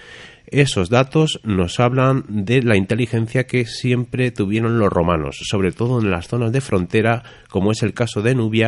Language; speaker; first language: Spanish; native; Spanish